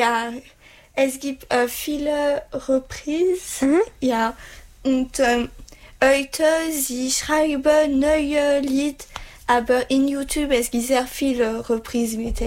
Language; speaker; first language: German; non-native, learner; French